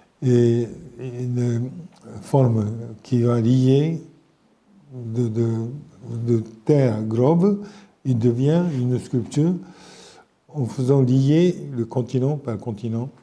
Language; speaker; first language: French; non-native, fluent; Japanese